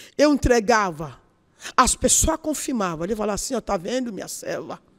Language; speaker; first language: Portuguese; non-native, learner; Yoruba